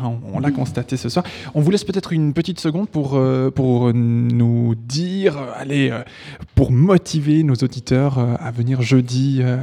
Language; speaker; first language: French; native; French